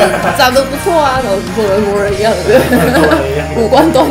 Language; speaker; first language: Chinese; native; Chinese